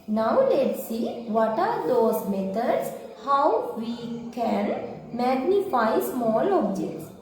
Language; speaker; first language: English; non-native, local second language; Sinhala